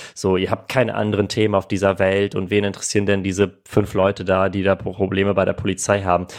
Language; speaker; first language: German; early bilingual, other home language; Armenian